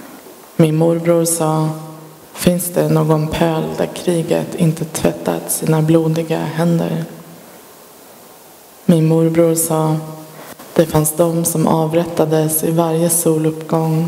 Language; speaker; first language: Swedish; early bilingual, other home language; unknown